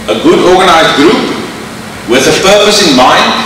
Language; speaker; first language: English; non-native, local second language; Afrikaans